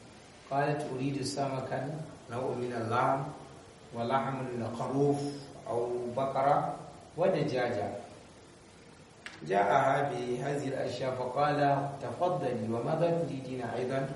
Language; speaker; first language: Arabic; non-native, fluent; Hausa